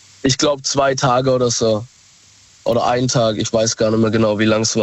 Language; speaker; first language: German; native; German